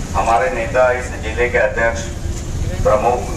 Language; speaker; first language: Hindi; non-native, local second language; Marathi